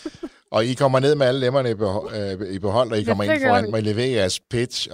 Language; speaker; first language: Danish; native; Danish